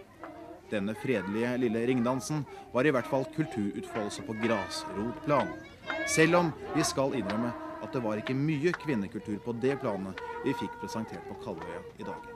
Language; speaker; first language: Norwegian; native; Norwegian